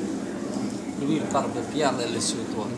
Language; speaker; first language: French; non-native, fluent; Somali